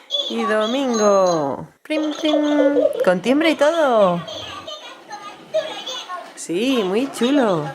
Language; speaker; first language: Spanish; native; Spanish